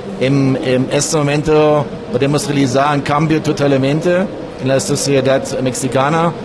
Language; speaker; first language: Spanish; non-native, learner; German